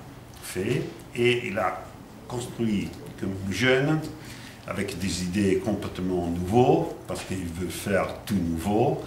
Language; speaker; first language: French; non-native, fluent; Italian